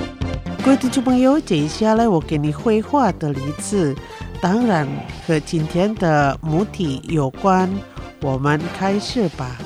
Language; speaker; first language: Chinese; non-native, fluent; Indonesian